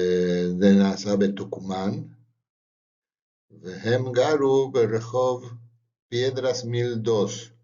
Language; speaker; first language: Hebrew; non-native, fluent; Spanish